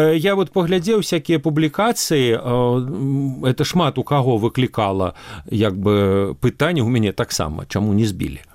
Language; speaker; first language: Belarusian; non-native, local second language; Russian